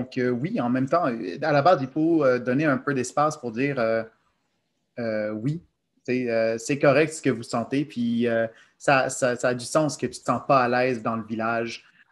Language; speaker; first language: French; native; French